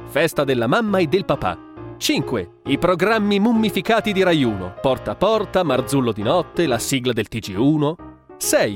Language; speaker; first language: Italian; native; Italian